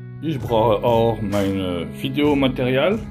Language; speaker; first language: German; non-native, learner; French